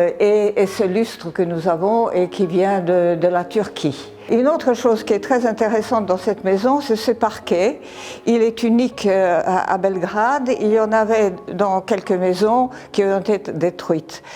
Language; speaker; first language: French; non-native, fluent; Serbian